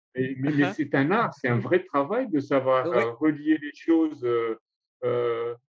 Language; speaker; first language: French; non-native, local second language; Malagasy